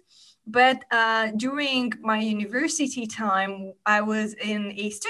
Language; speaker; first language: English; non-native, fluent; Romanian